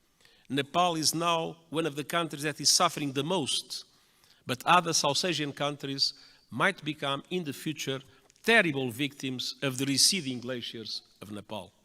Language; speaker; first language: English; non-native, fluent; Portuguese